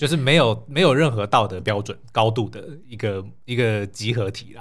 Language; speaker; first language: Chinese; native; Chinese